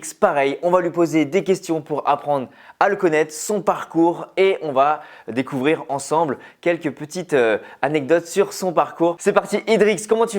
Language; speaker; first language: French; native; French